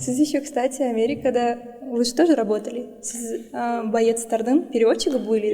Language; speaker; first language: Russian; non-native, local second language; Kazakh